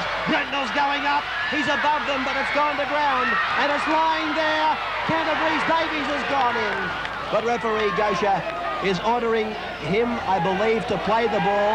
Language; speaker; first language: English; native; English